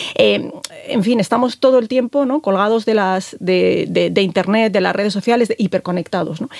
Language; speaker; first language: Spanish; native; Spanish